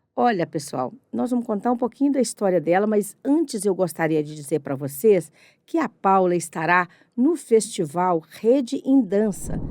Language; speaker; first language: Portuguese; native; Portuguese